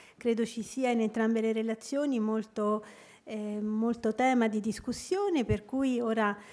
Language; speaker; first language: Italian; native; Italian